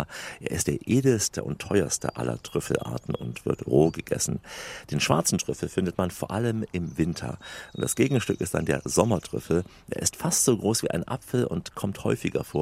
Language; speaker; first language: German; native; German